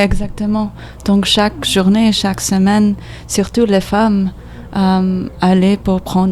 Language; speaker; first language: French; non-native, learner; English